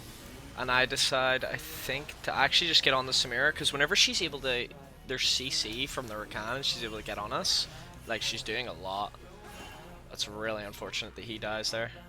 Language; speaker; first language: English; native; English